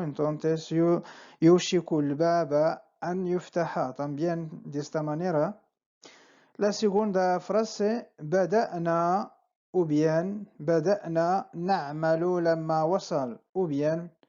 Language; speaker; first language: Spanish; non-native, fluent; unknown